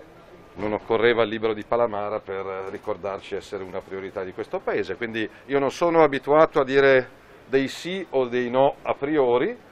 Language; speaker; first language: Italian; native; Italian